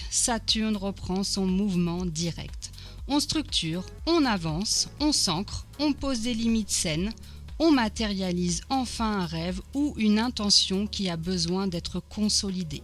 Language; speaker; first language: French; native; French